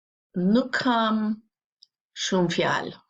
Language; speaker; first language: Albanian; non-native, learner; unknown